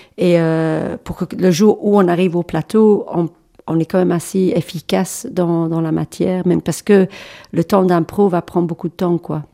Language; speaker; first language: French; non-native, fluent; English